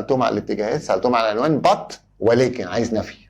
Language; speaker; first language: Arabic; native; Arabic